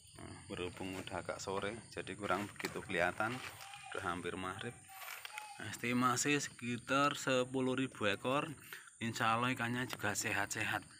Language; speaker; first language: Indonesian; non-native, local second language; Javanese